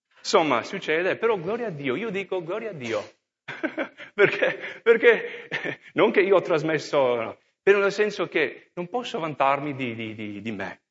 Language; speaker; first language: Italian; non-native, fluent; English